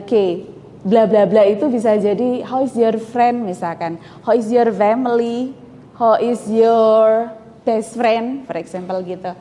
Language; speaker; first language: English; non-native, fluent; Indonesian